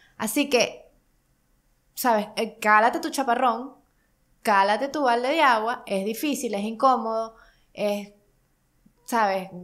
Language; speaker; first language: Spanish; native; Spanish